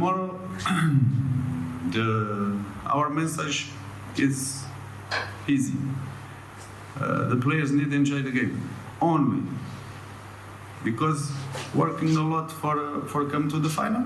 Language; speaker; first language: English; non-native, learner; Portuguese